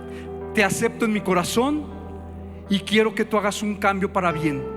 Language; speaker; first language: Spanish; native; Spanish